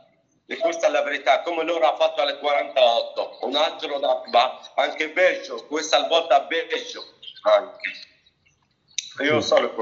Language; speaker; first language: Italian; non-native, learner; Arabic